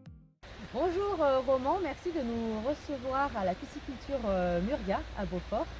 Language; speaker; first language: French; native; French